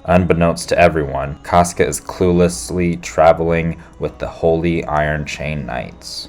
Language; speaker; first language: English; native; English